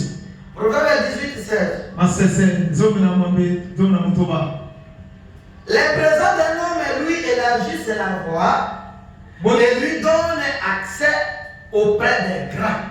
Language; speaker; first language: French; non-native, local second language; Lingala